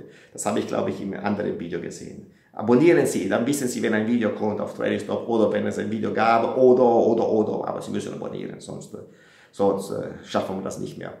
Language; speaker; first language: German; non-native, fluent; Italian